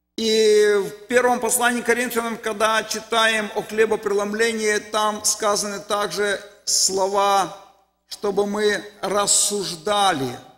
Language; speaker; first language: Russian; native; Russian